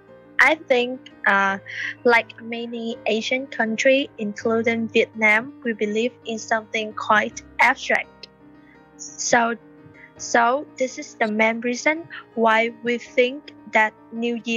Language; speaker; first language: English; non-native, learner; Vietnamese